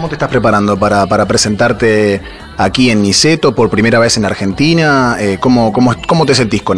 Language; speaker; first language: Spanish; native; Spanish